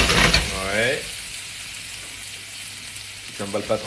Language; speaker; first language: French; native; French